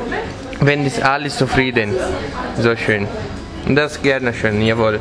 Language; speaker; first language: German; non-native, learner; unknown